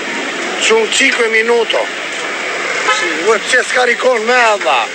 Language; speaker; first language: Italian; non-native, learner; Albanian